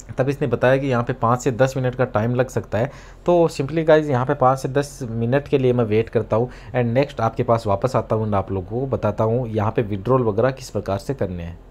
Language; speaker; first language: Hindi; native; Hindi